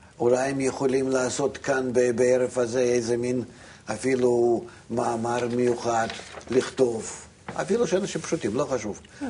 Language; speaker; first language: Hebrew; non-native, fluent; Russian